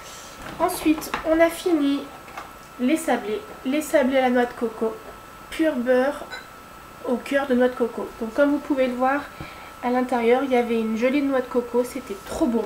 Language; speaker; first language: French; native; French